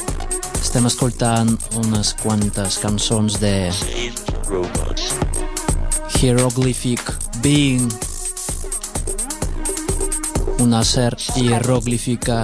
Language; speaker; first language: Catalan; non-native, fluent; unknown